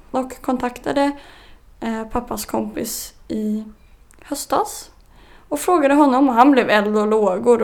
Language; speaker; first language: Swedish; native; Swedish